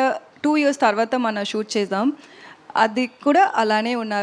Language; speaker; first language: Telugu; non-native, learner; Tamil